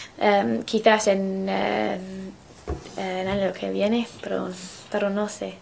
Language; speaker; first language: Spanish; non-native, learner; English